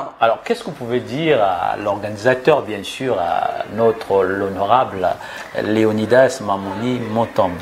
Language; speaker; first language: French; non-native, local second language; Lingala